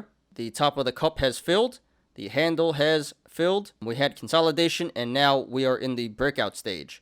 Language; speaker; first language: English; native; English